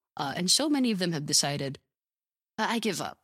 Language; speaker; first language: English; native; English